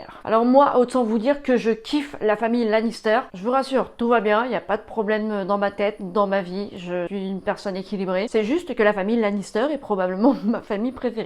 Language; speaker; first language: French; native; French